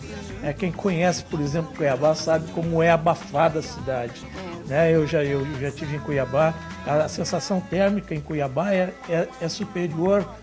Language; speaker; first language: Portuguese; native; Portuguese